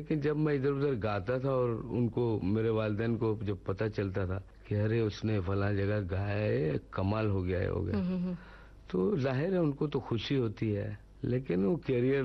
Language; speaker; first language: Hindi; non-native, local second language; Urdu